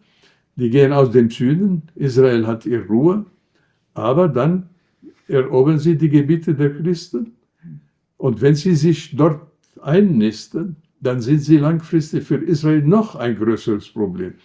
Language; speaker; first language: German; non-native, fluent; Arabic